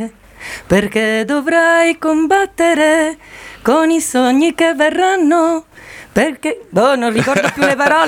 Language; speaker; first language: Italian; native; Italian